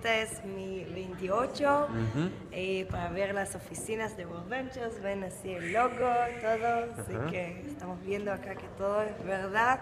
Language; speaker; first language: Spanish; early bilingual, heritage; Spanish